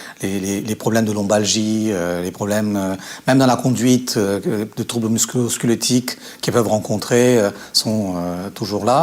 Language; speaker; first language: French; native; French